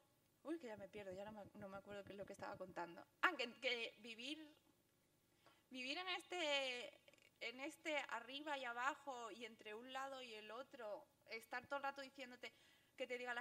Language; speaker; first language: Spanish; early bilingual, other home language; Chinese